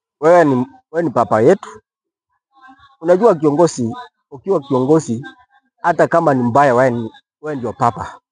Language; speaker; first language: Swahili; non-native, local second language; Gusii